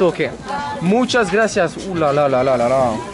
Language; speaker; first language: Spanish; non-native, learner; French